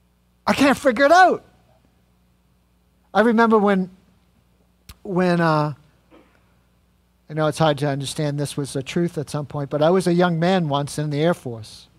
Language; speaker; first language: English; native; English